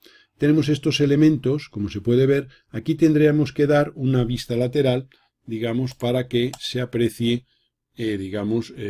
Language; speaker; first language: Spanish; native; Spanish